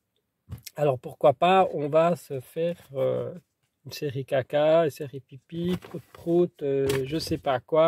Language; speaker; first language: French; native; French